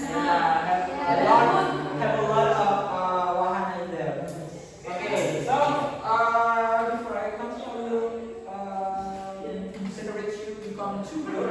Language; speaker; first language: English; non-native, learner; Indonesian